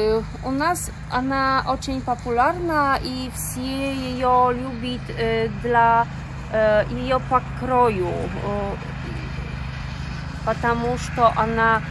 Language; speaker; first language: Russian; non-native, learner; Polish